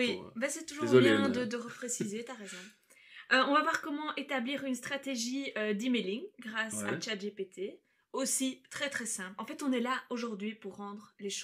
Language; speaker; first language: French; native; French